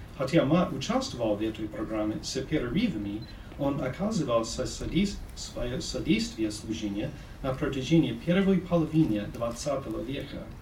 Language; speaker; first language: Russian; non-native, fluent; English